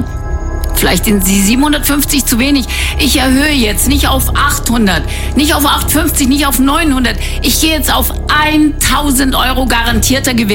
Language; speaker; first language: German; native; German